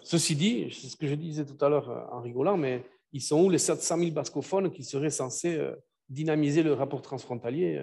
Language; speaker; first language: French; native; French